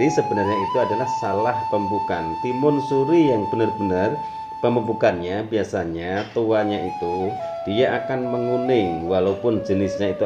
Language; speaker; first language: Indonesian; native; Indonesian